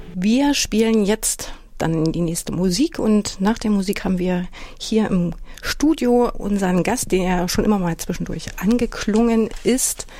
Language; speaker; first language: German; native; German